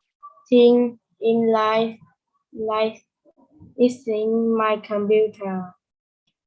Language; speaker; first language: English; non-native, learner; Vietnamese